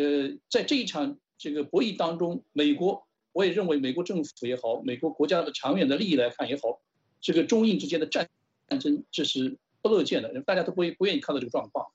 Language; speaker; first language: Chinese; native; Chinese